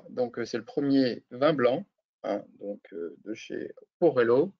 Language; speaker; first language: French; native; French